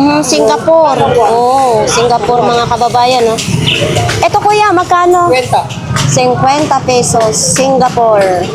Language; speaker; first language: Filipino; non-native, local second language; Cebuano